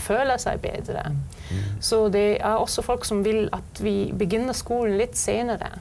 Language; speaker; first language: Norwegian; non-native, fluent; German